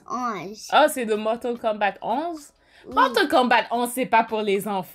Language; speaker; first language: French; non-native, fluent; English